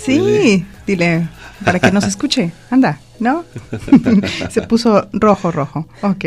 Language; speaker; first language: Spanish; native; Spanish